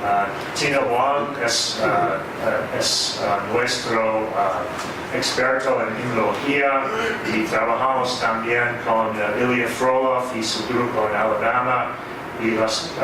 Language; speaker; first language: Spanish; non-native, fluent; English